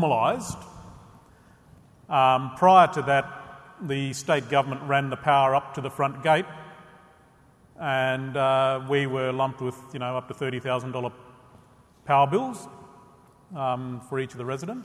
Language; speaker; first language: English; native; English